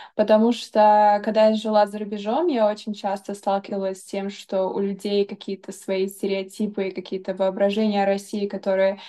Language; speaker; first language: Russian; early bilingual, heritage; Russian